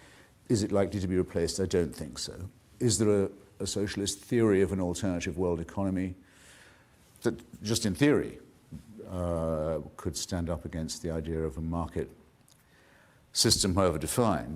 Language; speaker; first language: English; native; English